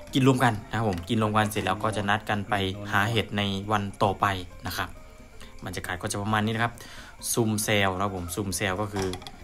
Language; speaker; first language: Thai; native; Thai